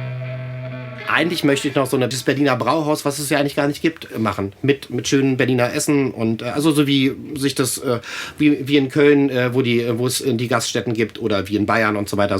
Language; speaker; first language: German; native; German